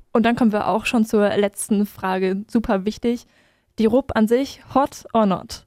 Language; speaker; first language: German; native; German